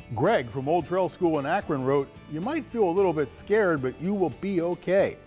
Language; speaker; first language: English; native; English